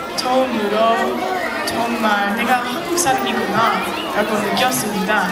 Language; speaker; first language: Korean; early bilingual, heritage; English